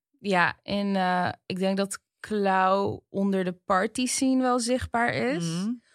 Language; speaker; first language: Dutch; early bilingual, other home language; Turkish